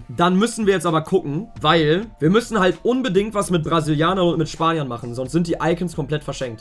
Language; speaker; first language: German; native; German